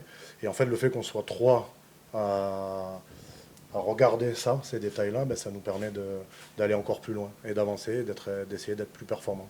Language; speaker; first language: French; native; French